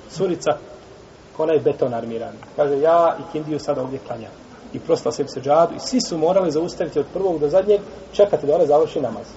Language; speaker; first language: Bosnian; native; Bosnian